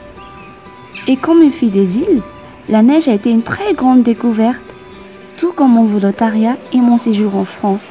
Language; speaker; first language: French; non-native, local second language; Malagasy